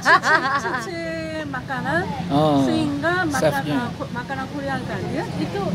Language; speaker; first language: Indonesian; non-native, fluent; Korean